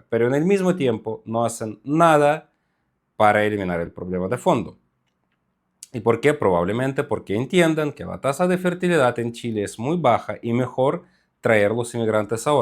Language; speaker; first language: Spanish; non-native, fluent; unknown